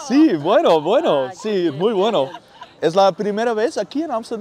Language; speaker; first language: Spanish; non-native, learner; Dutch